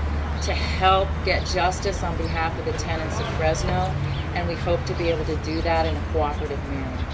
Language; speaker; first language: English; native; English